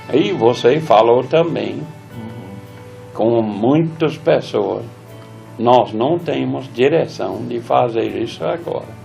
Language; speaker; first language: Portuguese; non-native, fluent; English